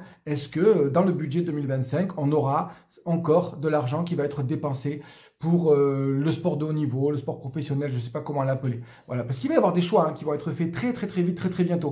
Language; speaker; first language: French; native; French